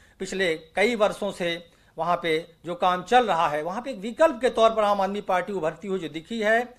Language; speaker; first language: Hindi; native; Hindi